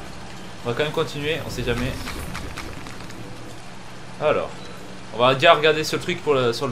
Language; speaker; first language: French; native; French